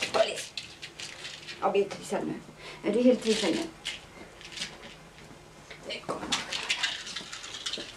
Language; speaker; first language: Swedish; native; Swedish